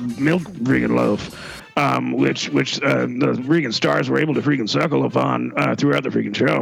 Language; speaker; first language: English; native; English